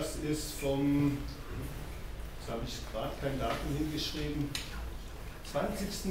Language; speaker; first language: German; native; German